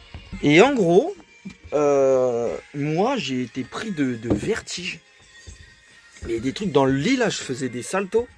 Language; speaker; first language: French; native; French